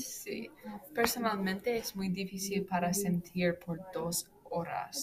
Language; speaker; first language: Spanish; non-native, learner; English